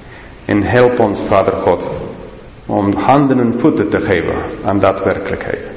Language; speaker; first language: Dutch; non-native, fluent; English